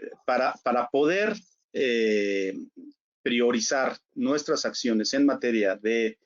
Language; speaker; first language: Spanish; native; Spanish